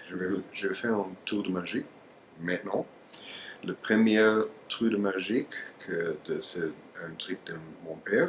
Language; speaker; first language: French; non-native, learner; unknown